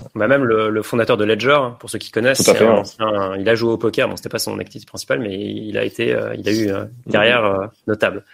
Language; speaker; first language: French; native; French